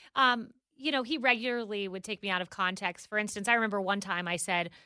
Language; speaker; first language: English; native; English